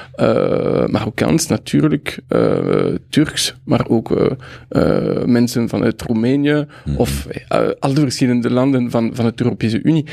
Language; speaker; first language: Dutch; non-native, local second language; French